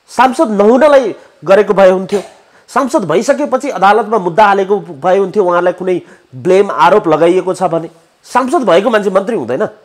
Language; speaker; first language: Nepali; native; Nepali